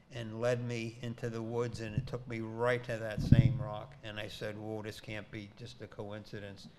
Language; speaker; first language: English; native; English